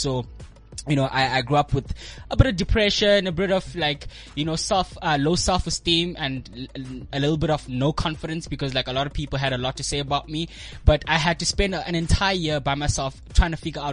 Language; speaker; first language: English; non-native, local second language; Xhosa